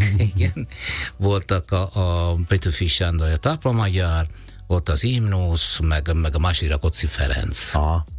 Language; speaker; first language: Hungarian; non-native, fluent; Italian